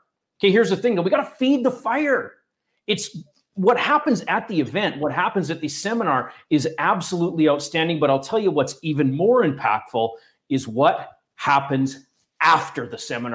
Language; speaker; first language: English; native; English